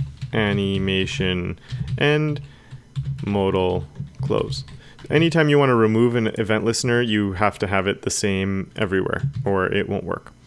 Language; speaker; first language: English; native; English